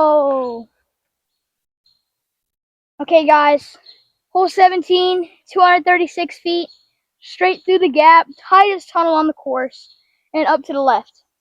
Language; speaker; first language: English; native; English